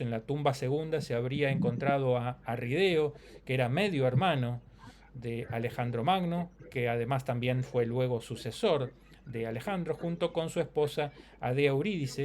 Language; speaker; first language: Spanish; native; Spanish